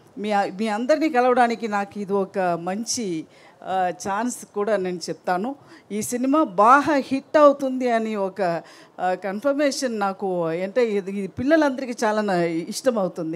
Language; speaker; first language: Telugu; non-native, learner; Tamil